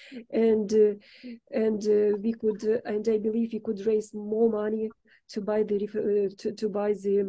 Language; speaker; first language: English; non-native, fluent; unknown